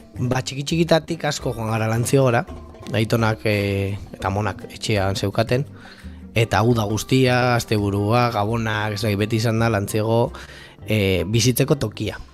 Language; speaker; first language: Basque; native; Basque